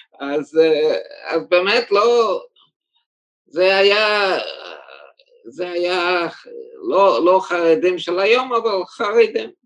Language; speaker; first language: Hebrew; early bilingual, heritage; German